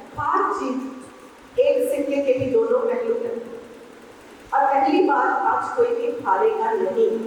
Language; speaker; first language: Hindi; non-native, local second language; Punjabi